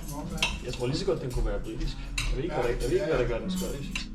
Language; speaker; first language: Danish; native; Danish